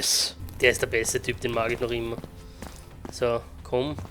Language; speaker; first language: German; native; German